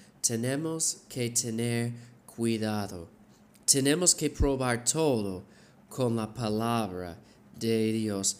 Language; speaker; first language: Spanish; non-native, fluent; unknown